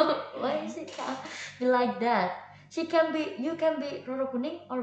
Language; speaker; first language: English; non-native, learner; Indonesian